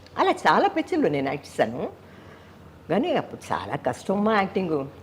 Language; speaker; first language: Telugu; native; Telugu